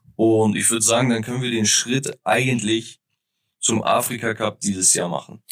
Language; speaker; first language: German; early bilingual, other home language; Turkish